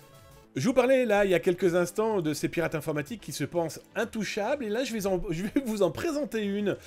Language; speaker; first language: French; native; French